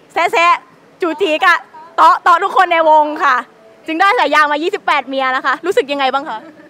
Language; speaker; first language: Thai; native; Thai